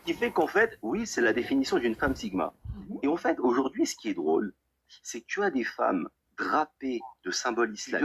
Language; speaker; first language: French; native; French